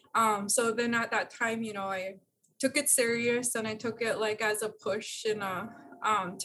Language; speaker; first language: English; native; English